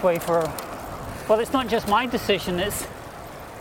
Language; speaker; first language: English; native; English